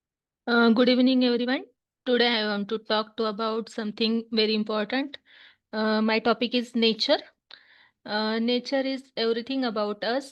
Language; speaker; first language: English; non-native, learner; Hindi